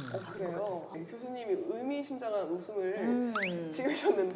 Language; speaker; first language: Korean; native; Korean